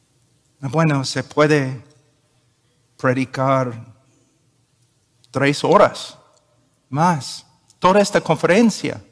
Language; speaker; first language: Spanish; non-native, fluent; English